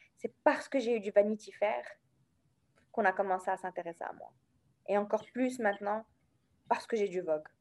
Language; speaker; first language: French; non-native, local second language; Arabic